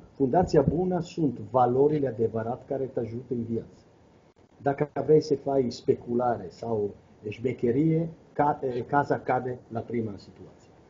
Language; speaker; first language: Romanian; non-native, fluent; Italian